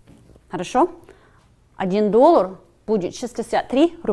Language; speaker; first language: Russian; non-native, fluent; English